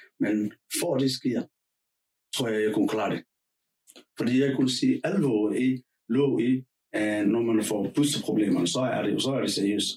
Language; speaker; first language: Danish; non-native, fluent; Somali